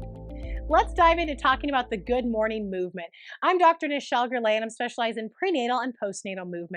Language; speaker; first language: English; native; English